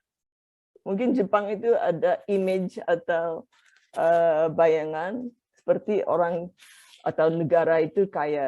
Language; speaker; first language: Indonesian; non-native, fluent; Japanese